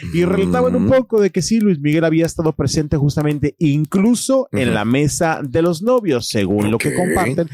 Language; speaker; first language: Spanish; native; Spanish